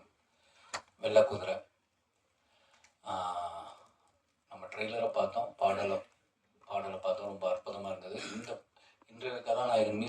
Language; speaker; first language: Tamil; native; Tamil